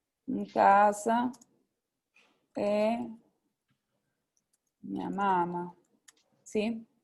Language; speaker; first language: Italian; non-native, fluent; Spanish